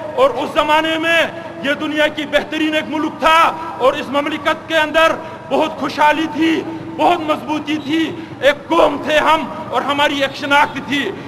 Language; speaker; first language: Urdu; non-native, local second language; Shina